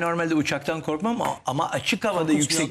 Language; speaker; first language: Turkish; native; Turkish